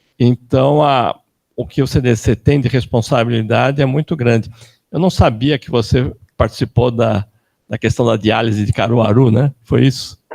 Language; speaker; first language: Portuguese; native; Portuguese